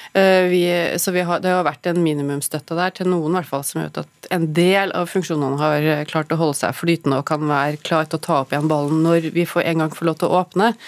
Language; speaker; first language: Norwegian; native; Norwegian